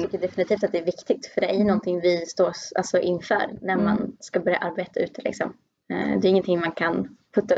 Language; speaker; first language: Swedish; native; Swedish